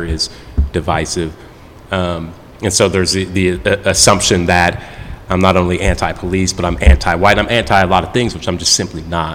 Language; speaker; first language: English; native; English